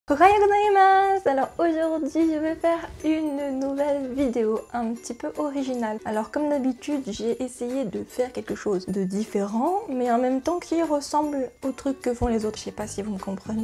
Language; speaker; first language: French; native; French